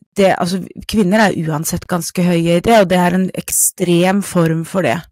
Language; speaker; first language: Norwegian; non-native, fluent; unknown